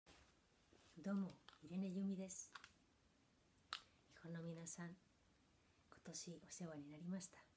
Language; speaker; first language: Japanese; non-native, fluent; Spanish